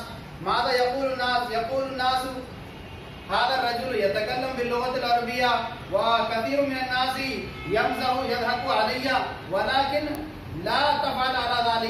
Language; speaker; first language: Arabic; non-native, fluent; Urdu